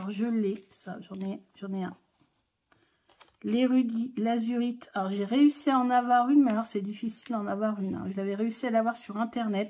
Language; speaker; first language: French; native; French